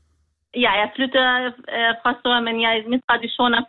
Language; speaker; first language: Norwegian; non-native, learner; Kurdish